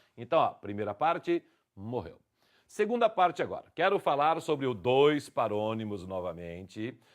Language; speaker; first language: Portuguese; native; Portuguese